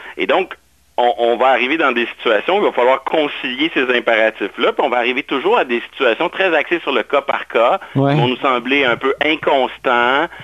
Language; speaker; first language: French; native; French